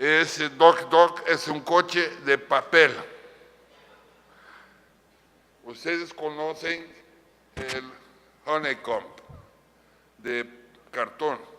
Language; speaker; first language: Spanish; non-native, fluent; Portuguese